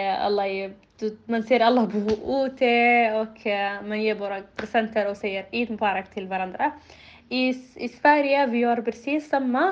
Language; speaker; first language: Swedish; non-native, learner; Somali